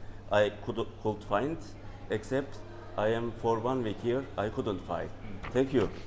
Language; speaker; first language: English; non-native, learner; Turkish